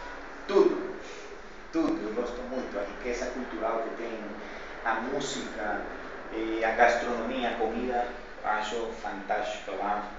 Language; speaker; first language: Portuguese; non-native, fluent; Spanish